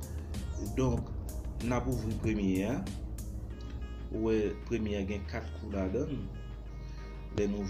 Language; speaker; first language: French; non-native, learner; Haitian Creole